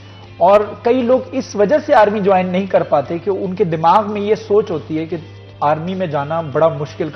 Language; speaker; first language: Hindi; non-native, local second language; Punjabi